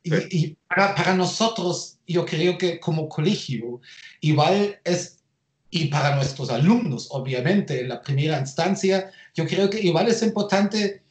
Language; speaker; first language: Spanish; non-native, fluent; German